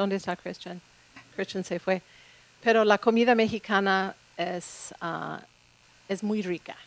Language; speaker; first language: Spanish; non-native, fluent; English